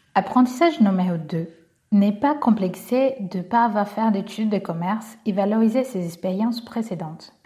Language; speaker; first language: French; non-native, fluent; Portuguese